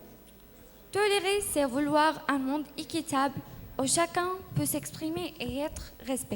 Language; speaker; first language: French; non-native, learner; Arabic